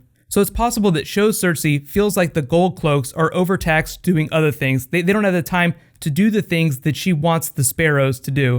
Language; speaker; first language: English; native; English